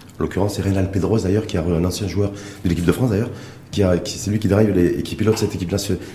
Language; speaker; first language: French; non-native, local second language; Arabic